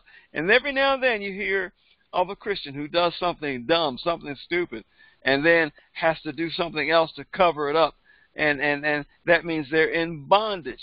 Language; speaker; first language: English; native; English